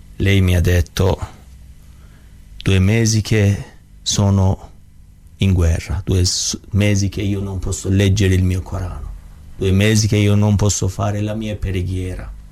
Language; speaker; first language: Italian; non-native, learner; Persian